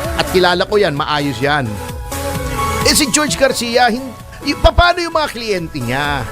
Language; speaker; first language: Filipino; native; Filipino